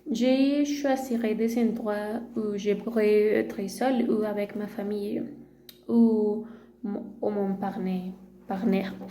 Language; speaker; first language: French; non-native, learner; Spanish